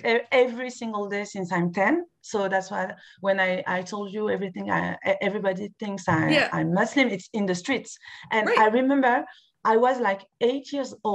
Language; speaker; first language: English; non-native, fluent; French